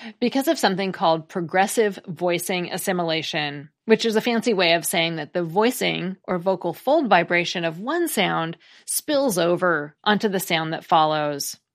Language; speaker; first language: English; native; English